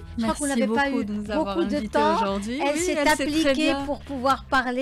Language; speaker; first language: French; native; French